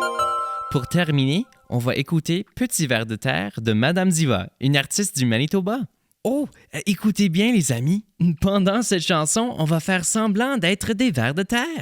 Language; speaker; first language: French; native; French